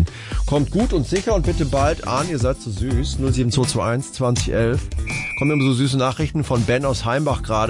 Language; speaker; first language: German; native; German